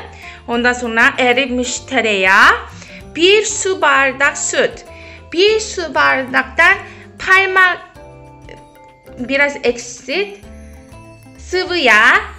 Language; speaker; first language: Turkish; non-native, fluent; Korean